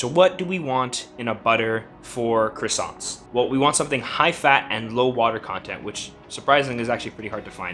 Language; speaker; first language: English; native; English